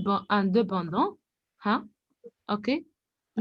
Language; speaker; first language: French; non-native, fluent; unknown